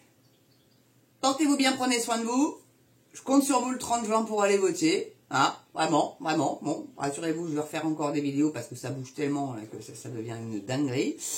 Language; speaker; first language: French; native; French